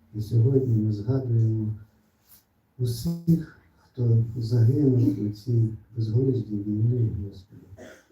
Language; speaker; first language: Ukrainian; non-native, local second language; Russian